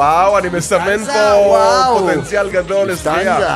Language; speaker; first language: Hebrew; native; Hebrew